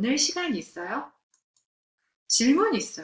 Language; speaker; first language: Korean; non-native, fluent; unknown